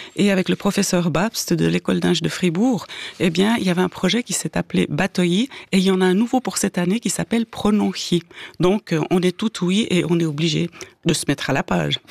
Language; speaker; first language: French; native; French